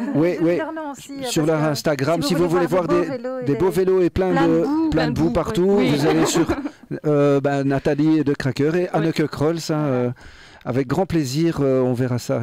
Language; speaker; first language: French; native; French